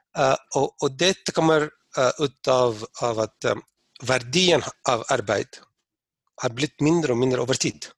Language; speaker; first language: Norwegian; non-native, fluent; Arabic